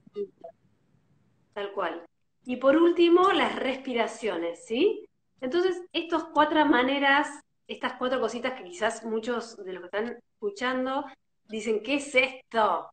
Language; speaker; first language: Spanish; native; Spanish